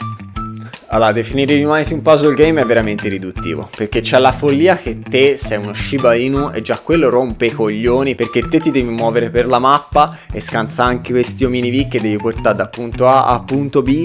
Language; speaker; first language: Italian; native; Italian